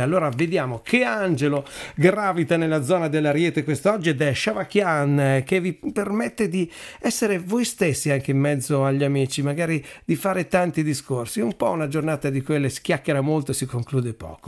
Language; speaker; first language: Italian; native; Italian